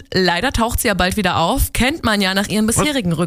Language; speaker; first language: German; native; German